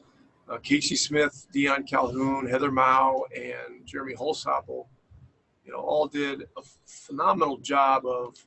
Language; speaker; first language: English; native; English